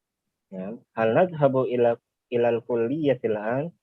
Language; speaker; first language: Arabic; non-native, fluent; Indonesian